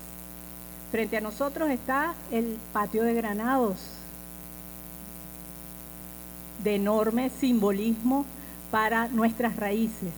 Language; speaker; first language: Spanish; native; Spanish